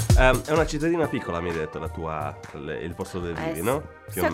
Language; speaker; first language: Italian; native; Italian